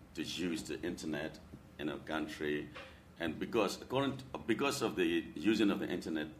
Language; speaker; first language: English; non-native, learner; Burmese